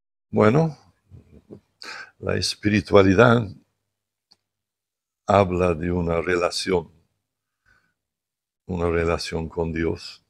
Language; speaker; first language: Spanish; non-native, fluent; English